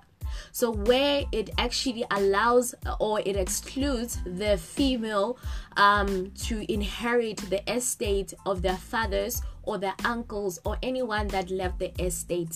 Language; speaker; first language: English; non-native, local second language; Southern Sotho